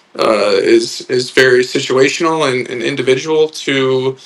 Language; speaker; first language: English; native; English